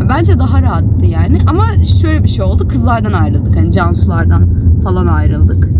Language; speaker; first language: Turkish; native; Turkish